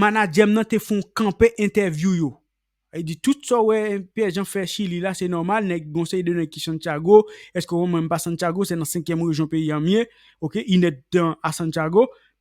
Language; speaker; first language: Haitian Creole; native; Haitian Creole